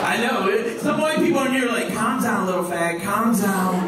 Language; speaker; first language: English; native; English